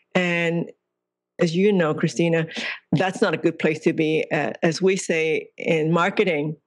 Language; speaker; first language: English; non-native, local second language; Cantonese